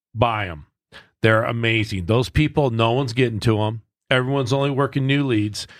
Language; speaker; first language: English; native; English